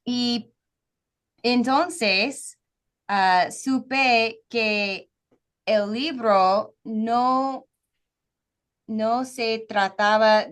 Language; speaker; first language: Spanish; non-native, fluent; English